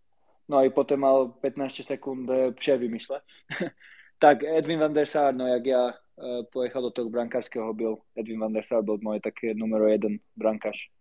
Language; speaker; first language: Polish; non-native, learner; Slovak